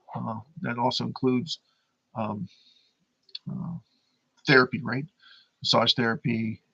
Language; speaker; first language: English; native; English